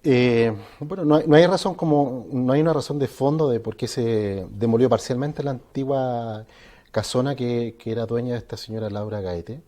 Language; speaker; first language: Spanish; native; Spanish